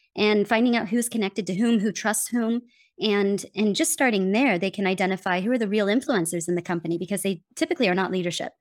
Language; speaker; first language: English; native; English